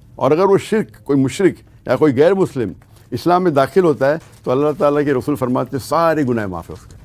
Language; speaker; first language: Urdu; non-native, local second language; Konkani